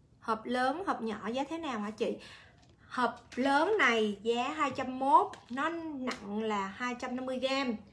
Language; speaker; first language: Vietnamese; native; Vietnamese